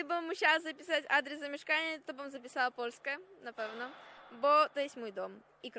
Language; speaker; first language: Polish; non-native, fluent; Russian